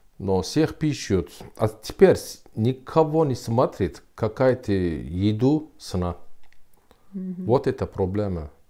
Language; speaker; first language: Russian; non-native, learner; Turkish